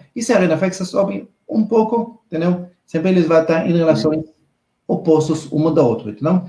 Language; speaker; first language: Portuguese; non-native, fluent; Hebrew